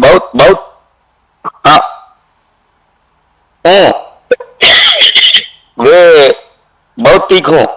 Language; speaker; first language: Hindi; non-native, learner; Telugu